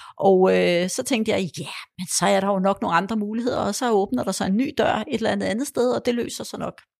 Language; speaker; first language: Danish; early bilingual, other home language; Polish